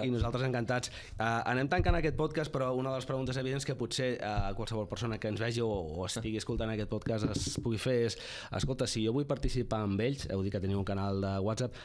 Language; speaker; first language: Catalan; native; Catalan